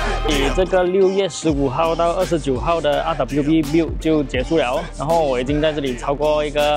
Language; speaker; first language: Chinese; native; Chinese